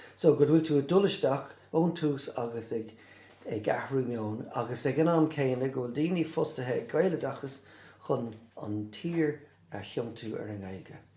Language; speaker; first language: Irish; native; Irish